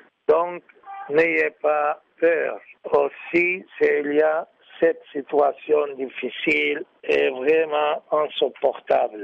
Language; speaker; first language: French; non-native, learner; Arabic